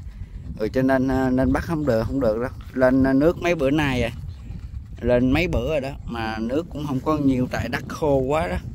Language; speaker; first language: Vietnamese; native; Vietnamese